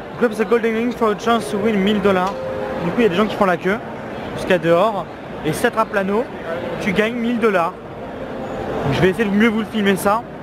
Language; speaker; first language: French; native; French